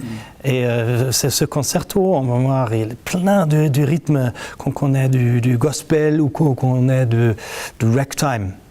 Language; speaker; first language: French; non-native, fluent; German